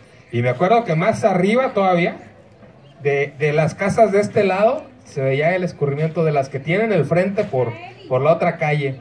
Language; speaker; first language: Spanish; native; Spanish